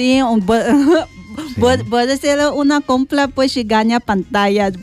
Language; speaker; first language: Spanish; non-native, learner; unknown